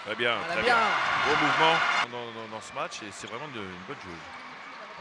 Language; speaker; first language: French; native; French